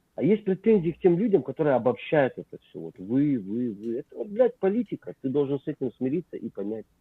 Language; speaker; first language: Russian; native; Russian